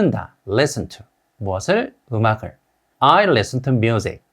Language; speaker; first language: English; non-native, fluent; Korean